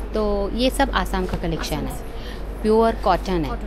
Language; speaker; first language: Hindi; non-native, local second language; Marathi